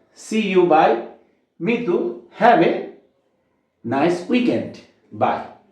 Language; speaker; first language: English; non-native, local second language; Bangla